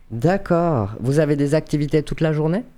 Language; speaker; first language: French; native; French